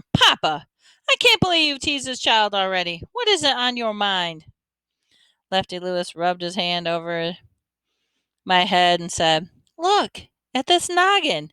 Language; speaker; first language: English; native; English